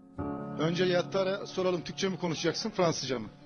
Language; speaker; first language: Turkish; native; Turkish